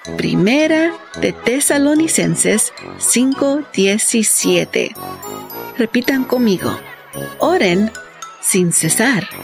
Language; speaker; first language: Spanish; native; Spanish